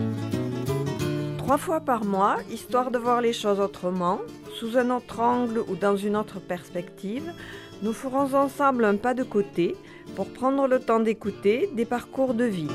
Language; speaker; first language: French; native; French